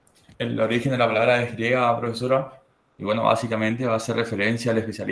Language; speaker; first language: Spanish; native; Spanish